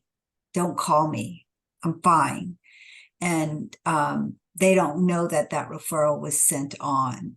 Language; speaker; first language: English; native; English